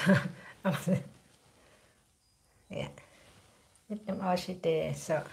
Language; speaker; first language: German; non-native, learner; Thai